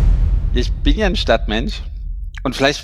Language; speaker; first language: German; native; German